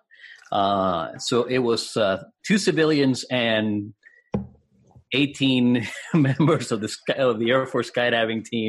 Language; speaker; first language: English; non-native, fluent; Spanish